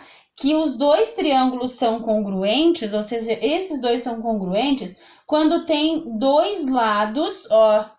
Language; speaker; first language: Portuguese; native; Portuguese